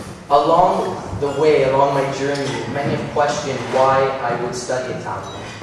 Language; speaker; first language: English; native; English